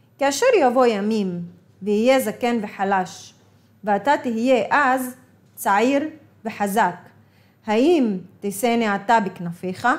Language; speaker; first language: Hebrew; non-native, local second language; Arabic